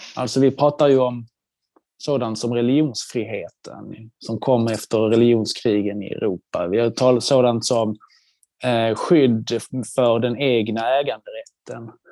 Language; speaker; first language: Swedish; native; Swedish